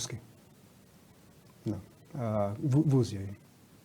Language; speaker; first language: Russian; non-native, fluent; English